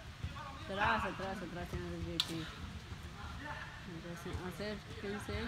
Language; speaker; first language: Spanish; early bilingual, heritage; Spanish